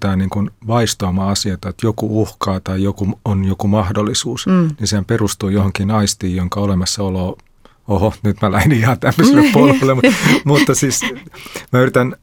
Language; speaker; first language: Finnish; native; Finnish